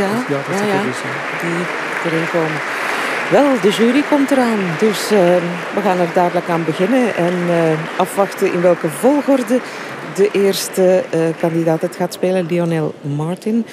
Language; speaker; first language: Dutch; native; Dutch